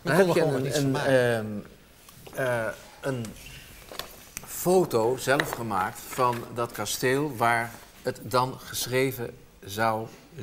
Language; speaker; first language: Dutch; native; Dutch